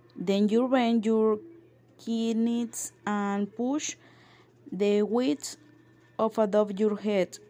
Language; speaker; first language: English; non-native, learner; Spanish